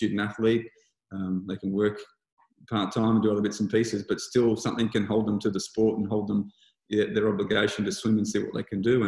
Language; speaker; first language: English; native; English